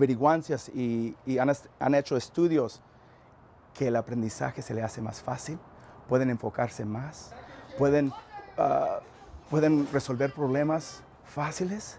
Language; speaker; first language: Spanish; early bilingual, heritage; Spanish